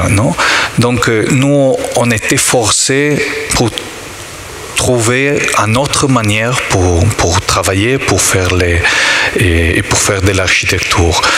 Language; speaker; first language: French; non-native, learner; Italian